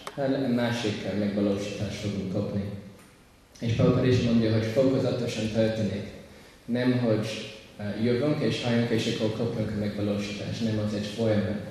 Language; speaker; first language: Hungarian; non-native, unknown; English